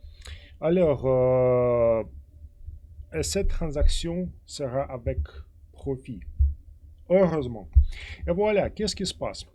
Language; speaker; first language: French; non-native, fluent; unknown